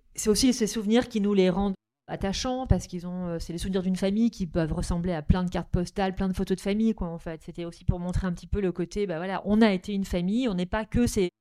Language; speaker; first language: French; native; French